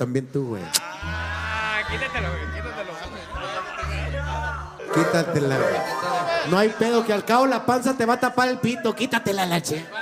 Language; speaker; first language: Spanish; native; Spanish